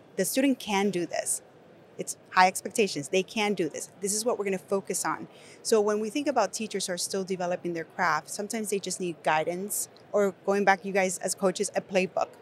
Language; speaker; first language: English; non-native, fluent; Spanish